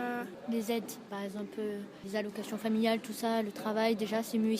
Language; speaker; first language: French; native; French